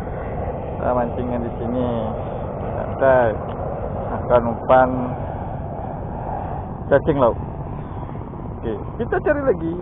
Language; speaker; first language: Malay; non-native, local second language; Balinese